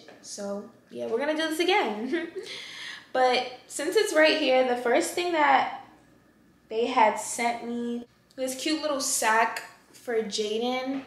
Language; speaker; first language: English; native; English